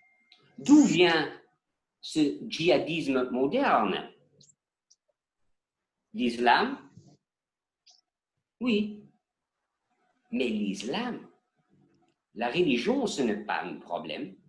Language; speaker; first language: French; non-native, learner; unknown